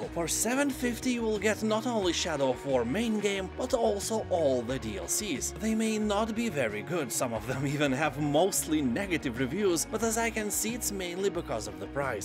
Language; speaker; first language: English; non-native, fluent; Lithuanian